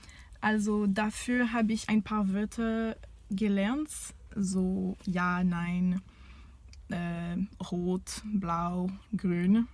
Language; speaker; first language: German; non-native, fluent; French